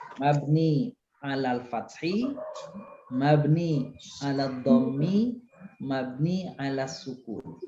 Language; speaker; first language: Arabic; non-native, fluent; Indonesian